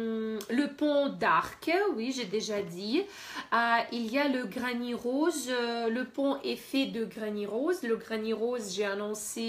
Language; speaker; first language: French; non-native, fluent; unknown